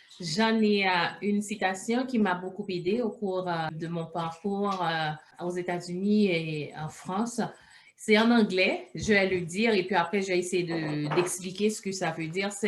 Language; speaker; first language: French; non-native, local second language; Haitian Creole